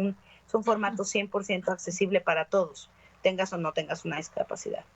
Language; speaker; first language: Spanish; native; Spanish